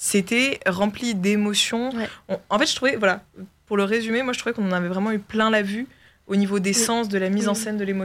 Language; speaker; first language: French; native; French